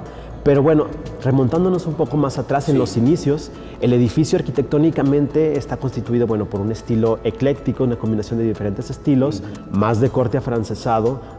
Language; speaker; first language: Spanish; native; Spanish